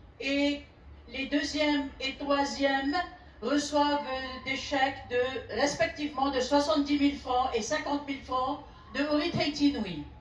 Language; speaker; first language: French; native; French